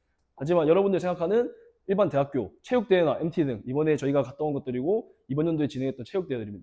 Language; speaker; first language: Korean; native; Korean